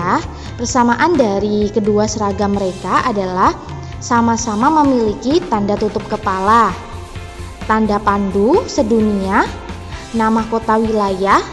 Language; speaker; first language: Indonesian; native; Indonesian